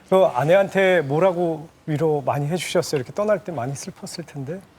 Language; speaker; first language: Korean; native; Korean